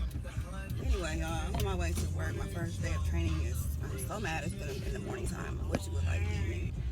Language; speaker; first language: English; native; English